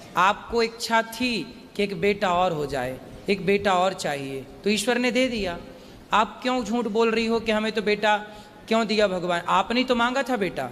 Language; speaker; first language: Hindi; native; Hindi